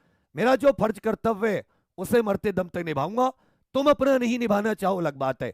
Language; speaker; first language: Hindi; native; Hindi